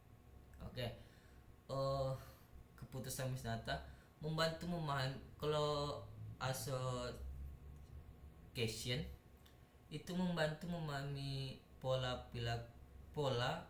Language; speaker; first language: Indonesian; native; Indonesian